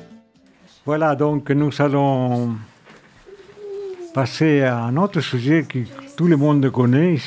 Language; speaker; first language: French; non-native, fluent; Spanish